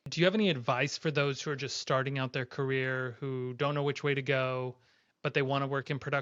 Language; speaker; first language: English; native; English